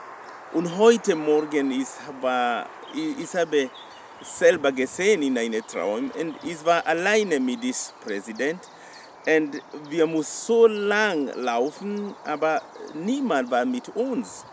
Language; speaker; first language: German; non-native, learner; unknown